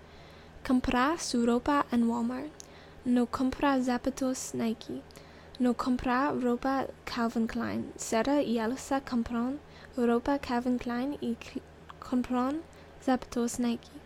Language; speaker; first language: Spanish; non-native, learner; English